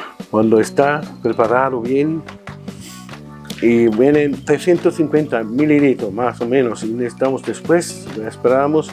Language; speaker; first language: Spanish; non-native, fluent; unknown